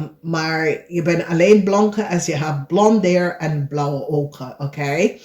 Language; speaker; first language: Dutch; non-native, fluent; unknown